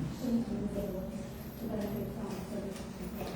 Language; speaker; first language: English; non-native, fluent; Portuguese